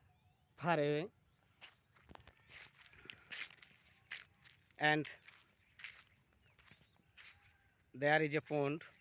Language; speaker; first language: English; non-native, learner; Bangla